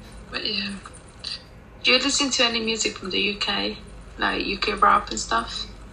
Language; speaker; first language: English; non-native, fluent; Spanish